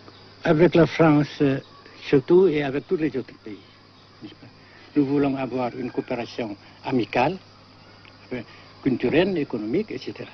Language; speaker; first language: French; non-native, fluent; Vietnamese